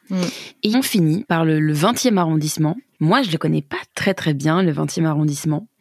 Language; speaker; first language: French; native; French